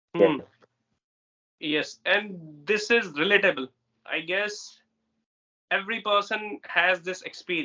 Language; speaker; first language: English; non-native, local second language; Hindi